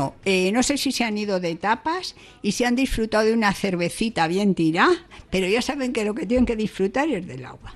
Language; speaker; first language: Spanish; native; Spanish